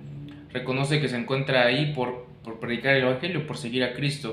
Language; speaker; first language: Spanish; native; Spanish